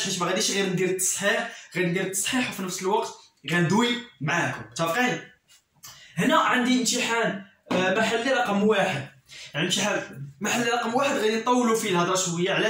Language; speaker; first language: Arabic; native; Arabic